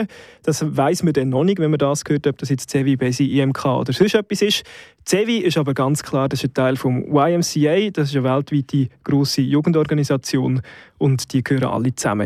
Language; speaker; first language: German; native; German